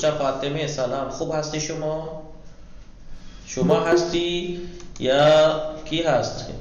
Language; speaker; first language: Persian; non-native, fluent; Urdu